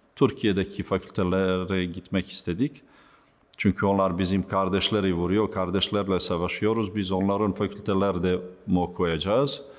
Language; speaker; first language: Turkish; non-native, fluent; Bosnian